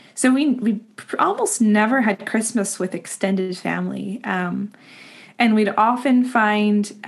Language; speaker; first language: English; native; English